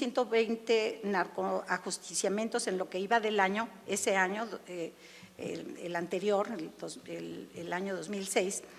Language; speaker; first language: Spanish; native; Spanish